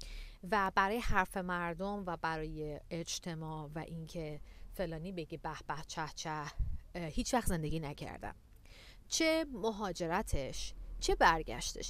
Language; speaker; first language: Persian; native; Persian